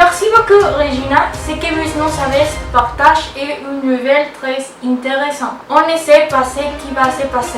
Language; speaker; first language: French; non-native, learner; Spanish